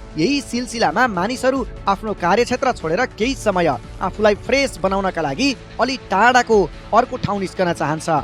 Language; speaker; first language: Nepali; native; Nepali